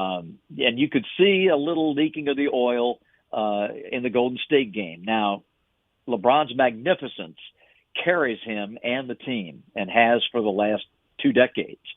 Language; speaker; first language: English; native; English